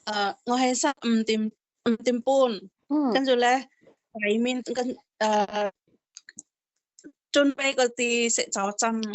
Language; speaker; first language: Cantonese; non-native, learner; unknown